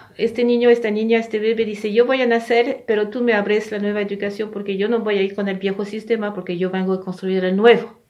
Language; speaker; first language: Spanish; non-native, fluent; French